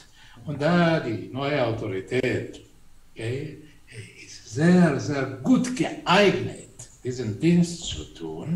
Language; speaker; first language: German; non-native, fluent; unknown